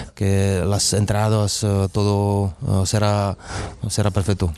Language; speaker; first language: Spanish; non-native, fluent; Czech